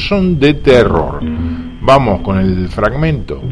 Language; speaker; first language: Spanish; native; Spanish